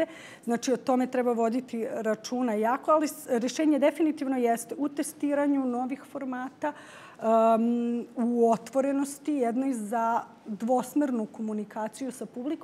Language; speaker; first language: Bosnian; native; Bosnian